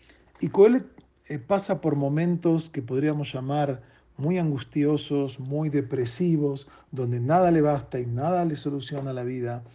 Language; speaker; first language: Spanish; native; Spanish